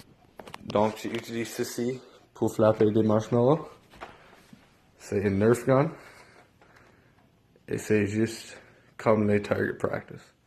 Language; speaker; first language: French; non-native, local second language; English